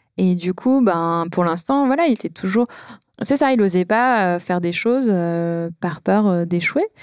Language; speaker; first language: French; native; French